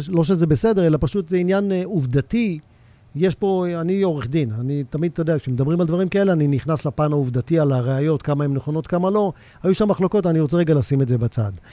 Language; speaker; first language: Hebrew; native; Hebrew